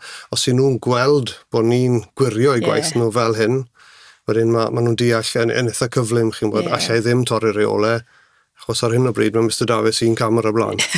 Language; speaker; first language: Welsh; native; Welsh